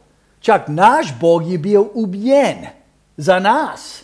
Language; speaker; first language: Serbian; early bilingual, heritage; Serbian